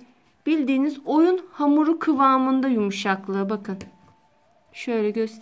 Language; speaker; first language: Turkish; native; Turkish